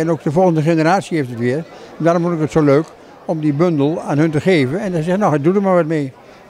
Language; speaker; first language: Dutch; native; Dutch